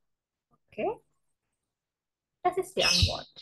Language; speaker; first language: German; non-native, fluent; Indonesian